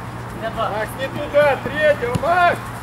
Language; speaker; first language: Russian; native; Russian